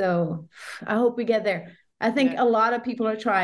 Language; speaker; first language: English; non-native, fluent; French